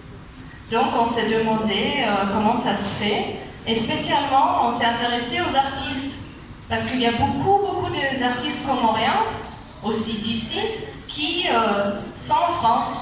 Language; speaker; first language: French; non-native, fluent; German